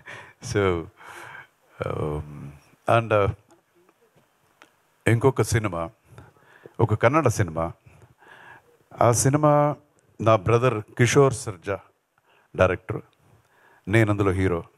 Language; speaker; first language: Telugu; non-native, local second language; Kannada